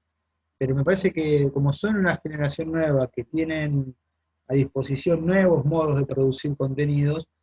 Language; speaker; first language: Spanish; native; Spanish